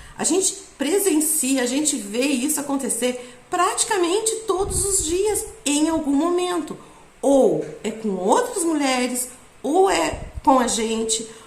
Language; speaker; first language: Portuguese; native; Portuguese